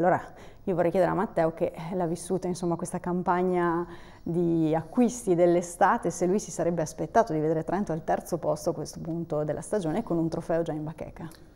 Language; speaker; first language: Italian; native; Italian